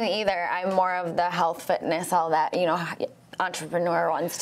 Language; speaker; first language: English; native; English